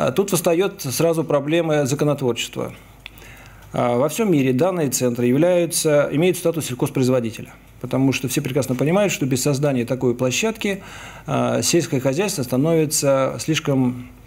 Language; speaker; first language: Russian; native; Russian